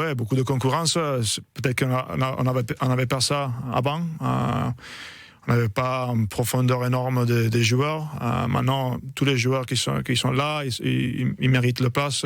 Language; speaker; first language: French; non-native, fluent; Italian